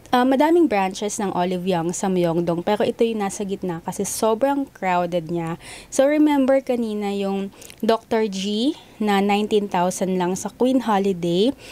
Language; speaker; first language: Filipino; native; Filipino